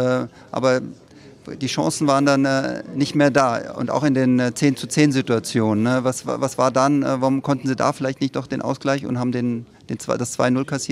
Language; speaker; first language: German; native; German